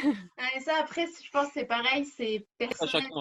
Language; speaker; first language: French; native; French